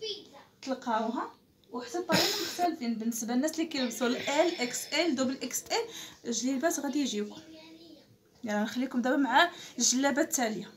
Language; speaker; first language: Arabic; native; Arabic